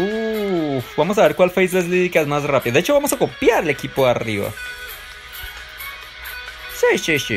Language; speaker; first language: Spanish; native; Spanish